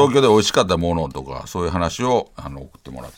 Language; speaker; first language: Japanese; native; Japanese